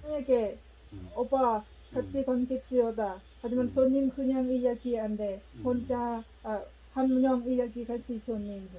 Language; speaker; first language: Korean; non-native, learner; Lao